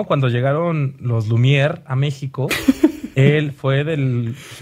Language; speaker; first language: Spanish; native; Spanish